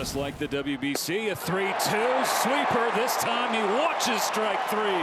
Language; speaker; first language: English; native; English